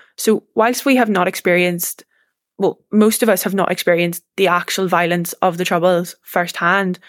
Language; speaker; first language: English; native; English